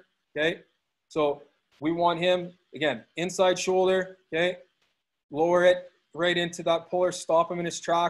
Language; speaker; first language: English; native; English